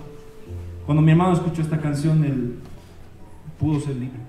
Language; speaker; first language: Spanish; native; Spanish